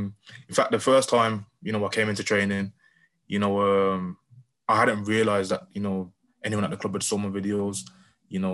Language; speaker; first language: English; native; English